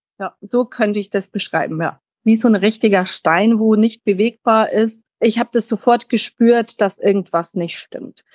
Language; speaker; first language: German; early bilingual, heritage; German